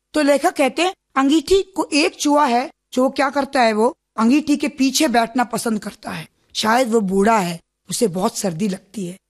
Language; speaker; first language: Hindi; non-native, local second language; Malayalam